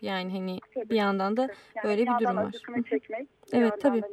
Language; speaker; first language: Turkish; native; Turkish